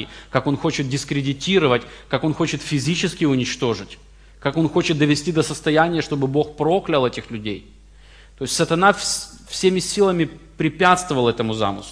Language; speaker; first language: Russian; native; Russian